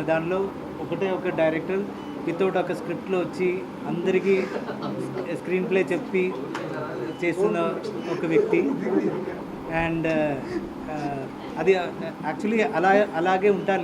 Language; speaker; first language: Telugu; non-native, learner; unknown